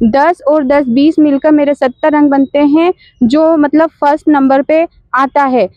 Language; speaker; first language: Hindi; native; Hindi